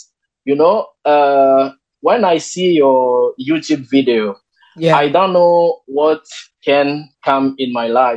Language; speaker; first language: English; non-native, learner; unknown